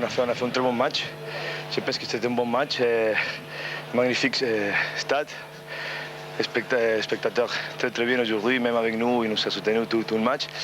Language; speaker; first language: French; non-native, fluent; Spanish